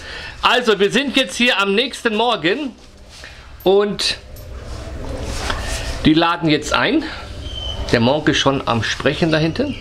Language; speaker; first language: German; native; German